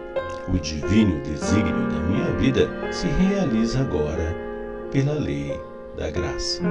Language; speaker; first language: Portuguese; native; Portuguese